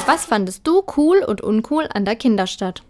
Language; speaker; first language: German; native; German